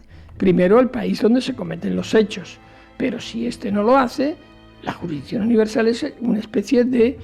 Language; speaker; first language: Spanish; native; Spanish